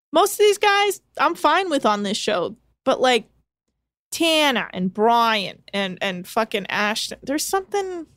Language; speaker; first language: English; native; English